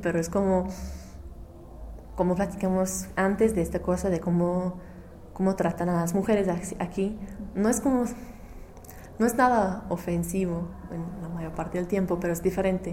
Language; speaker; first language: Spanish; non-native, fluent; English